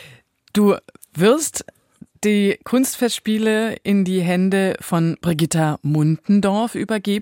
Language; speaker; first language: German; native; German